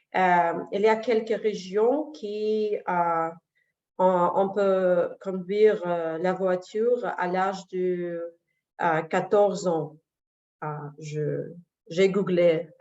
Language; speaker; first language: French; non-native, learner; Russian